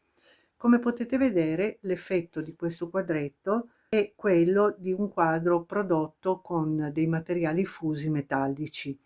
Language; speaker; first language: Italian; native; Italian